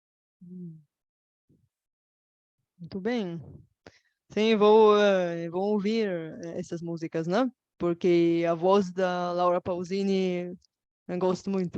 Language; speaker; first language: Portuguese; non-native, fluent; Bulgarian